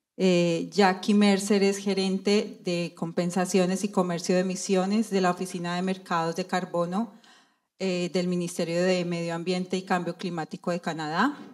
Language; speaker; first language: Spanish; native; Spanish